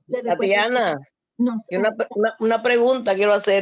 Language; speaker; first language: Spanish; native; Spanish